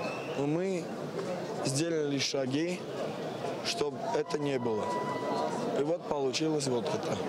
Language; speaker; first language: Russian; non-native, fluent; Armenian